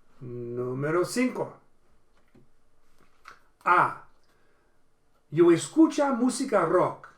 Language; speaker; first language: Spanish; non-native, fluent; English